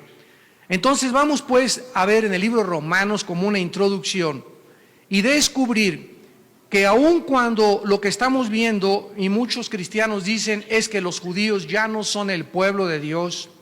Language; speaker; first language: Spanish; native; Spanish